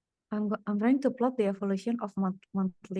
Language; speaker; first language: English; non-native, fluent; Indonesian